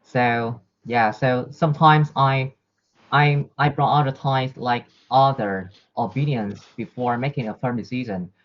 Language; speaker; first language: English; non-native, learner; Vietnamese